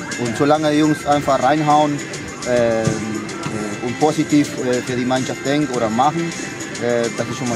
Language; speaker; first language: German; non-native, fluent; Spanish